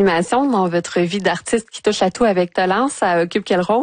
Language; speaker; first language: French; native; French